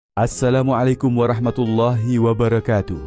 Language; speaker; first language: Indonesian; native; Indonesian